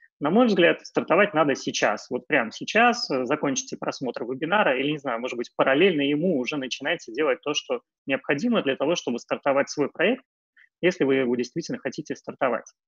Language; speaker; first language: Russian; native; Russian